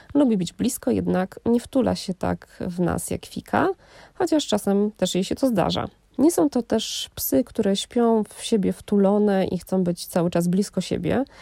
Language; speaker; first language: Polish; native; Polish